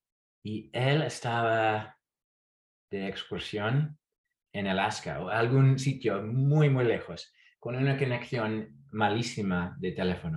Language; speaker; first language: Spanish; non-native, fluent; English